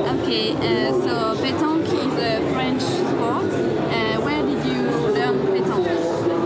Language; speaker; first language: English; non-native, learner; French